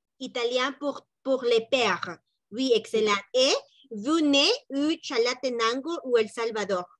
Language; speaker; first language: French; non-native, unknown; Spanish